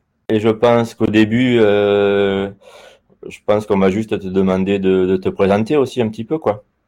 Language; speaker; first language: French; native; French